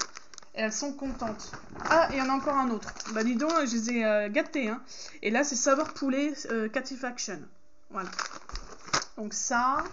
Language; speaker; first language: French; native; French